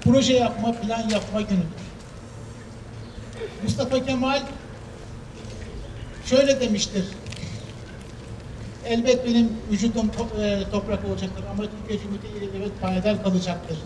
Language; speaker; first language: Turkish; native; Turkish